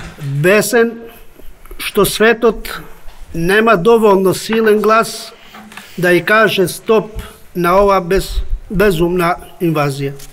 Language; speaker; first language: Macedonian; non-native, local second language; Albanian